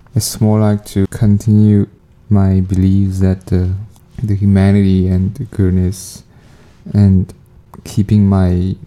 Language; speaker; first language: English; non-native, learner; Chinese